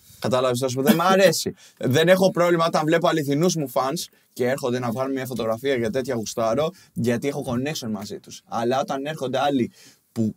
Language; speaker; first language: Greek; early bilingual, other home language; Albanian